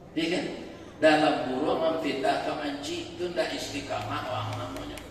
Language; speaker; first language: Malay; non-native, local second language; Minangkabau